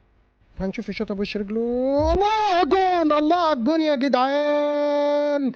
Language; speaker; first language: Arabic; native; Arabic